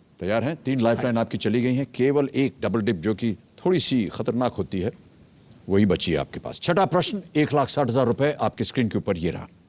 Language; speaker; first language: Hindi; native; Hindi